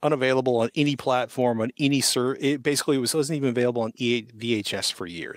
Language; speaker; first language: English; native; English